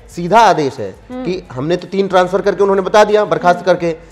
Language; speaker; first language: Hindi; native; Hindi